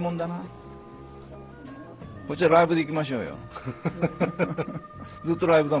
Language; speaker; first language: Japanese; native; Japanese